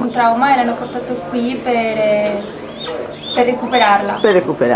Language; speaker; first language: Italian; non-native, learner; Spanish